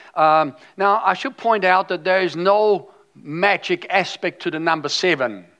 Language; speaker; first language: English; non-native, fluent; German